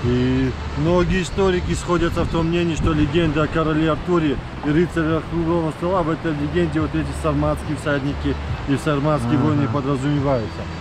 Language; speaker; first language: Russian; native; Russian